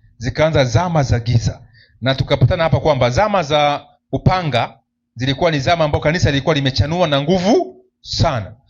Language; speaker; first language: Swahili; native; Swahili